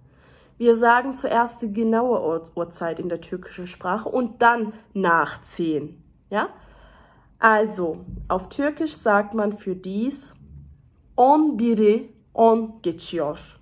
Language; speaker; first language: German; early bilingual, other home language; Turkish